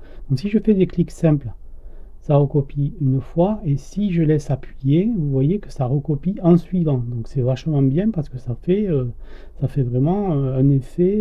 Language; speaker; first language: French; native; French